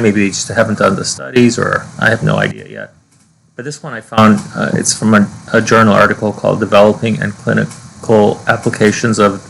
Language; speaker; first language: English; native; English